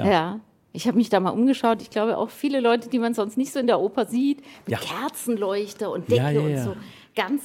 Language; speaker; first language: German; native; German